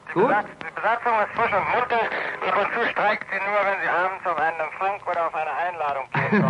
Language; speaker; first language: German; native; German